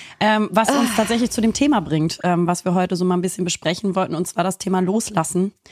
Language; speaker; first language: German; native; German